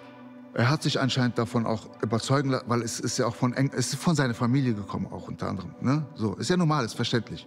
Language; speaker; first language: German; early bilingual, other home language; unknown